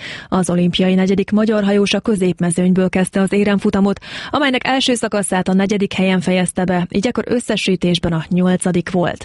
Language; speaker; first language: Hungarian; native; Hungarian